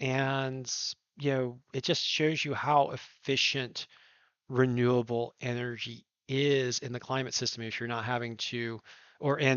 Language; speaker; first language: English; native; English